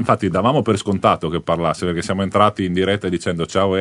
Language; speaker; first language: Italian; native; Italian